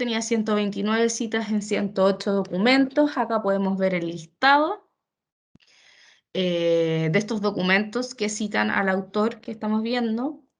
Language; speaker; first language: Spanish; native; Spanish